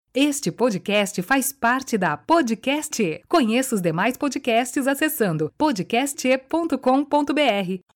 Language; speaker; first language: Portuguese; native; Portuguese